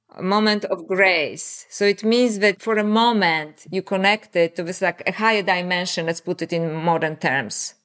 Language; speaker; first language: English; non-native, fluent; Polish